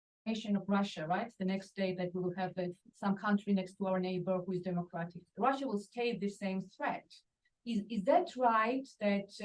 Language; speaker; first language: English; non-native, fluent; Georgian